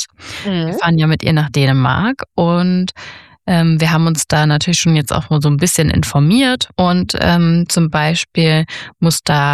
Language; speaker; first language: German; native; German